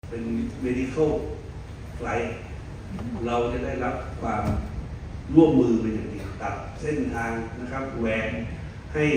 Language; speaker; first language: Thai; native; Thai